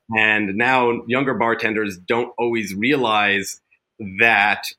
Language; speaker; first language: English; native; English